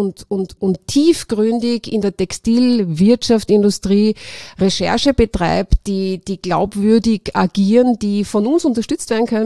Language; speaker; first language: German; native; German